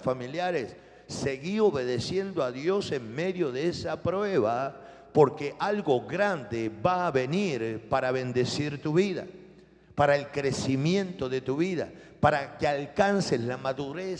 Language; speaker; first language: Spanish; native; Spanish